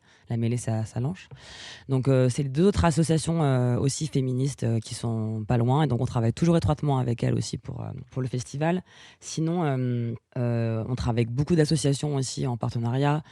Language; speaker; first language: French; native; French